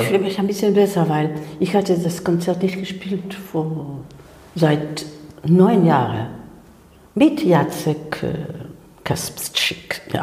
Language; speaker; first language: German; non-native, fluent; Spanish